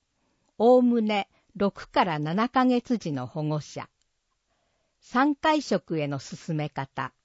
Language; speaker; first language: Japanese; native; Japanese